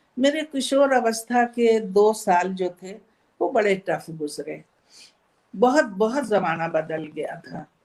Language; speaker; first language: Hindi; native; Hindi